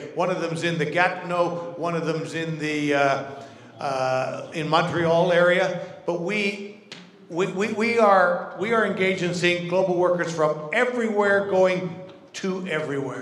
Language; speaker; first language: English; native; English